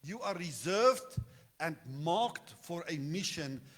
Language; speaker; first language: English; non-native, local second language; Afrikaans